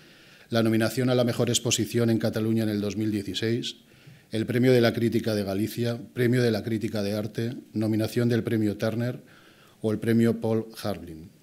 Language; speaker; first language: Spanish; native; Spanish